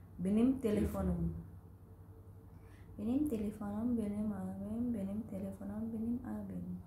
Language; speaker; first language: Turkish; non-native, learner; Filipino